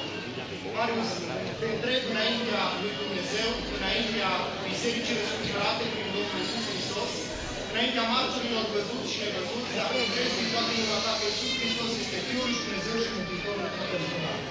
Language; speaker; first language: Romanian; native; Romanian